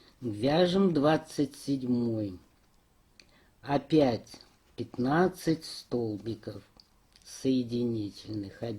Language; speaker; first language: Russian; native; Russian